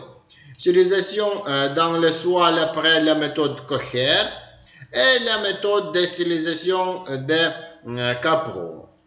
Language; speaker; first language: French; non-native, learner; Ukrainian